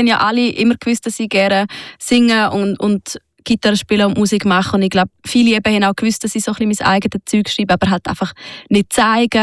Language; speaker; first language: German; native; German